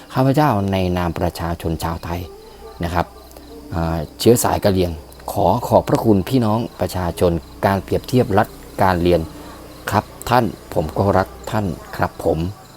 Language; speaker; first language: Thai; native; Thai